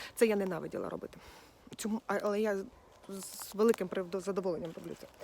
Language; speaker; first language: Ukrainian; non-native, local second language; Russian